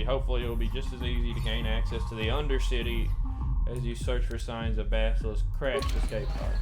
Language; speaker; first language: English; native; English